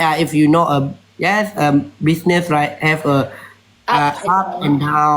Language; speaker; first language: English; non-native, learner; Malay